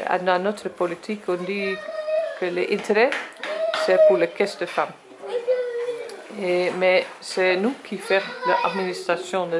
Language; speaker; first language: French; non-native, learner; Dutch